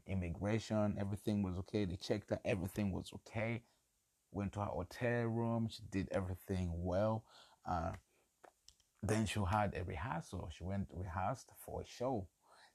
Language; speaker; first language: English; non-native, local second language; Ganda